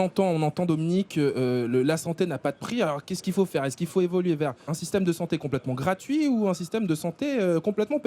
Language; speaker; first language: French; native; French